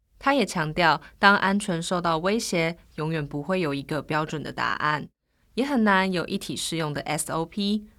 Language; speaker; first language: Chinese; native; Chinese